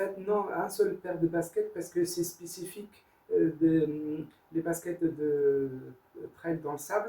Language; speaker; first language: French; non-native, learner; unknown